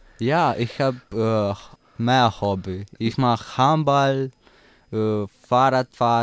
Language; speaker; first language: German; non-native, learner; Romanian